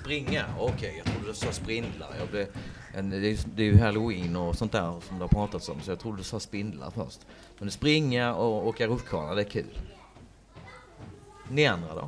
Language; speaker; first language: Swedish; native; Swedish